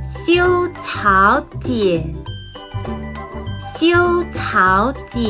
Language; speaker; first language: Chinese; non-native, fluent; Thai